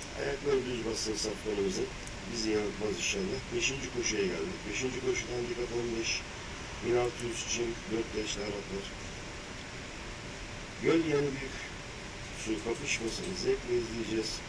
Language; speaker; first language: Turkish; native; Turkish